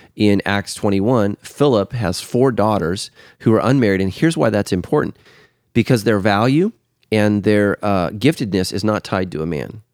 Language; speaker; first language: English; native; English